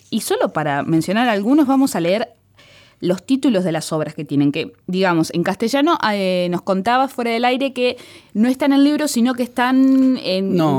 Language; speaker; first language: Spanish; native; Spanish